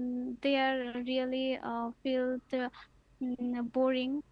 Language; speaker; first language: English; non-native, learner; Bangla